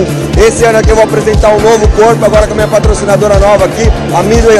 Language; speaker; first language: Portuguese; native; Portuguese